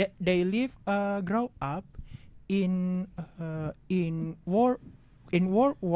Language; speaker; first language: English; non-native, learner; Indonesian